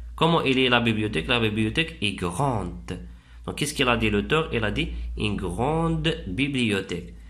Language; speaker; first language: French; non-native, local second language; Arabic